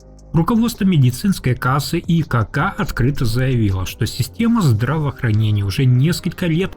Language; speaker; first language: Russian; native; Russian